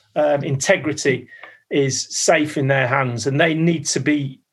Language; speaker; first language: English; native; English